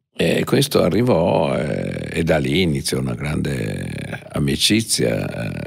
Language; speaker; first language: Italian; native; Italian